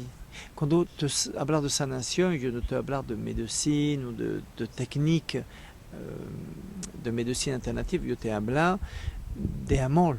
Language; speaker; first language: Spanish; non-native, learner; French